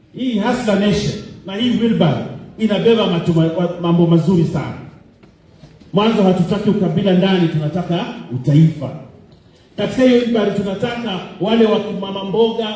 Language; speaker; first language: Swahili; non-native, local second language; Giryama